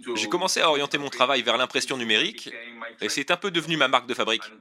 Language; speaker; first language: French; non-native, fluent; Spanish